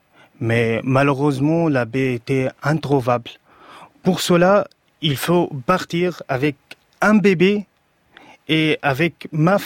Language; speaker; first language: French; non-native, fluent; Arabic